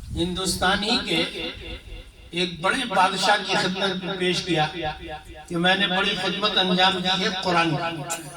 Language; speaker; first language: Urdu; native; Urdu